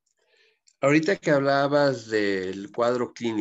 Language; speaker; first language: Spanish; native; Spanish